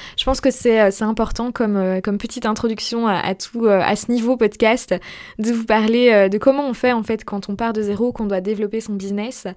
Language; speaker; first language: French; native; French